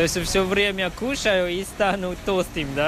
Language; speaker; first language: Russian; non-native, learner; Chinese